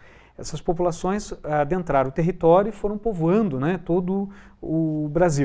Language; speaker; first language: Portuguese; native; Portuguese